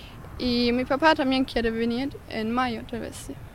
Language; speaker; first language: Spanish; non-native, fluent; German